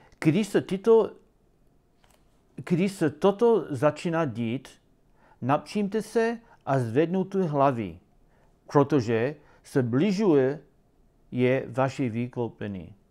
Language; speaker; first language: Czech; non-native, learner; English